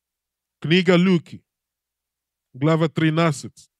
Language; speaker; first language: Russian; non-native, learner; English